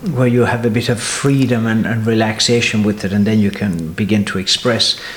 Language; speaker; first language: English; native; English